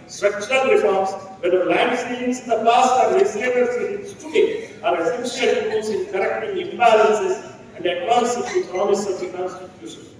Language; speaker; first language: English; non-native, local second language; Telugu